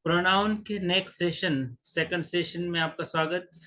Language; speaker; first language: Hindi; non-native, local second language; Marathi